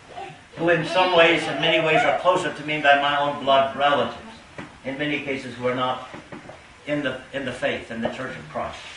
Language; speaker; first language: English; native; English